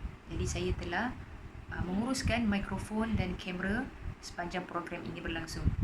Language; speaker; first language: Malay; native; Malay